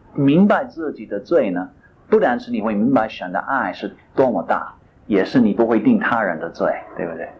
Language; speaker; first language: Chinese; non-native, fluent; English